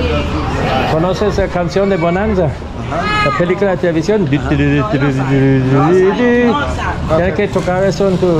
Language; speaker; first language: Spanish; non-native, learner; English